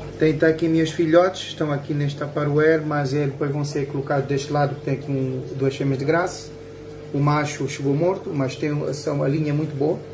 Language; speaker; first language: Portuguese; native; Portuguese